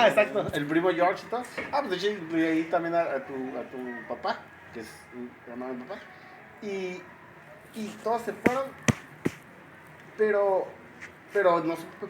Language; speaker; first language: Spanish; native; Spanish